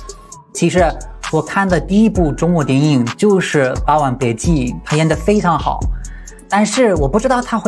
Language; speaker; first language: Chinese; non-native, fluent; English